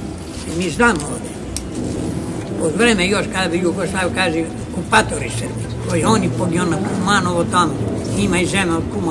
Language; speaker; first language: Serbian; early bilingual, heritage; Greek